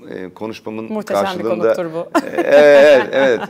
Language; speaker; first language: Turkish; native; Turkish